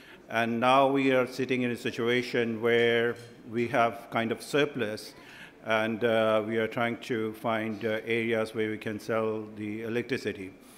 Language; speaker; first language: English; non-native, local second language; Urdu